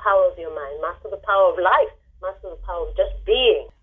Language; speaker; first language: English; non-native, local second language; Igbo